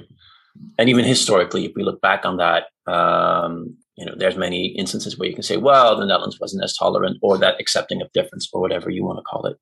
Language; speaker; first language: English; non-native, fluent; Dutch